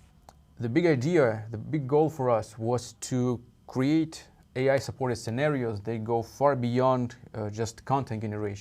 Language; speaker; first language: English; non-native, fluent; Russian